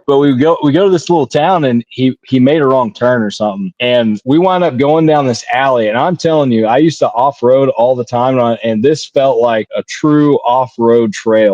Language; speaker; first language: English; native; English